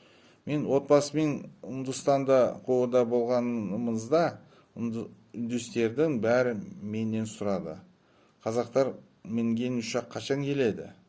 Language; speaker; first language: Kazakh; non-native, local second language; Russian